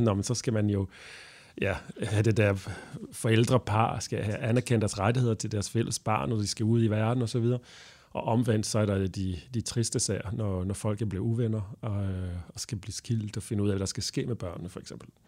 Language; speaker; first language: Danish; non-native, fluent; French